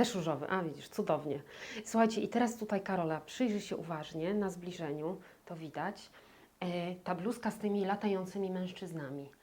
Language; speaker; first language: Polish; native; Polish